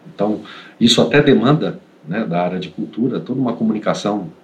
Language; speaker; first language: Portuguese; native; Portuguese